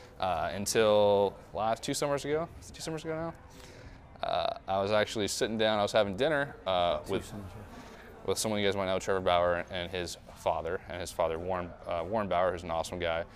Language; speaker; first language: English; native; English